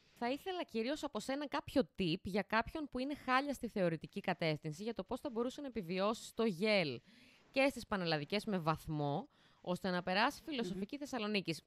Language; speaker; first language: Greek; native; Greek